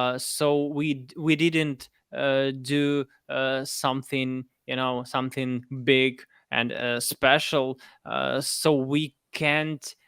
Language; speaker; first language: English; non-native, fluent; Russian